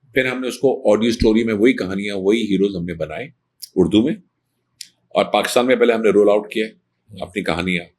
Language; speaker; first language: Urdu; native; Urdu